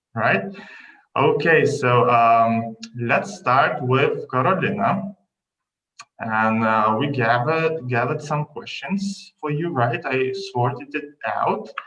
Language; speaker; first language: English; non-native, fluent; Lithuanian